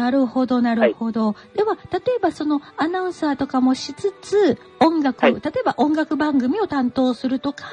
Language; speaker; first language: Japanese; native; Japanese